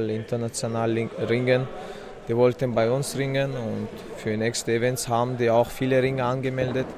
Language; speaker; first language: German; non-native, fluent; Chechen